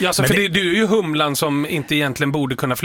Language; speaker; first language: Swedish; native; Swedish